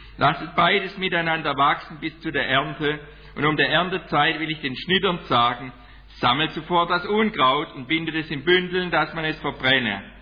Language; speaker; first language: German; native; German